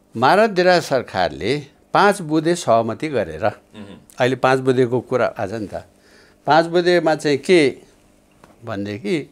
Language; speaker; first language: Nepali; native; Nepali